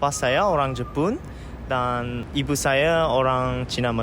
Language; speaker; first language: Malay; early bilingual, other home language; Japanese